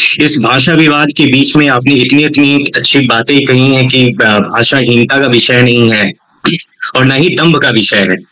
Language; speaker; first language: Hindi; native; Hindi